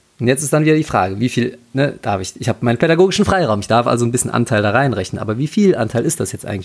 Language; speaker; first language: German; native; German